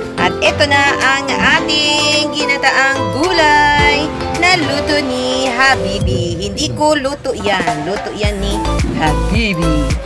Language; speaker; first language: Filipino; non-native, local second language; Cebuano